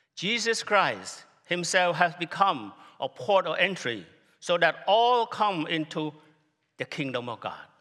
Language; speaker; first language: English; non-native, fluent; Khmer